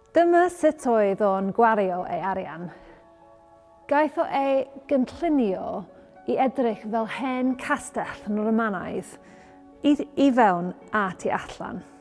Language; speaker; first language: Welsh; non-native, learner; English